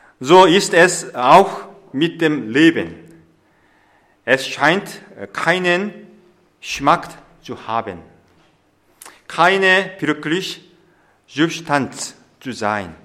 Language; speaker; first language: German; non-native, fluent; Korean